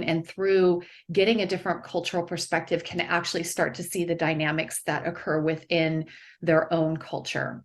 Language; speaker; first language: English; native; English